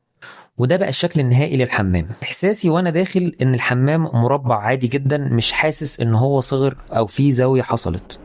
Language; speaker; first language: Arabic; native; Arabic